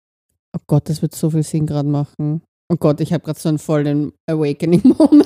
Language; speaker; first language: German; native; German